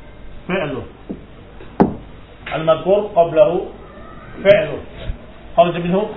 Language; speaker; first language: Arabic; non-native, fluent; Indonesian